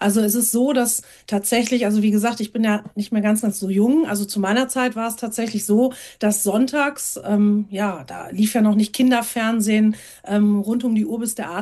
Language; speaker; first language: German; native; German